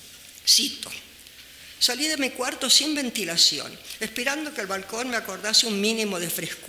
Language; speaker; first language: Spanish; native; Spanish